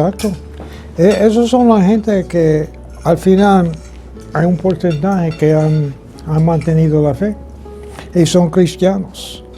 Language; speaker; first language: Spanish; non-native, fluent; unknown